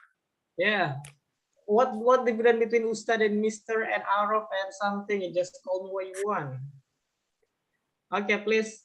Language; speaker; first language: English; non-native, fluent; Indonesian